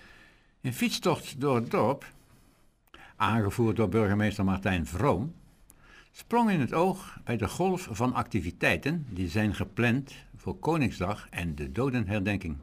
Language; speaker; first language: Dutch; native; Dutch